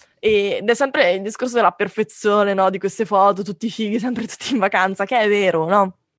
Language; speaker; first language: Italian; native; Italian